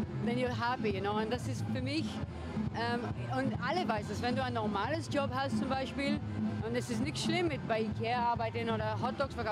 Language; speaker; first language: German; non-native, learner; English